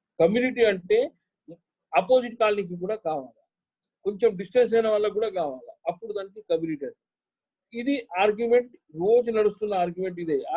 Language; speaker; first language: Telugu; non-native, local second language; Hindi